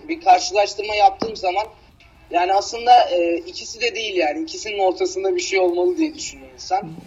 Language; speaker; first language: Turkish; native; Turkish